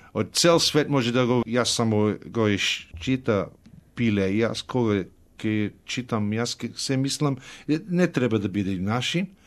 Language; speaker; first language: Macedonian; early bilingual, heritage; Macedonian